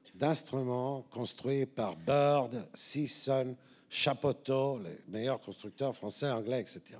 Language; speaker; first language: French; native; French